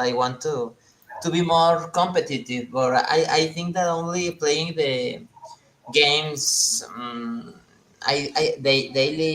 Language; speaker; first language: English; non-native, learner; Spanish